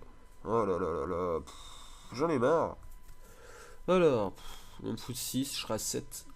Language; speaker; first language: French; native; French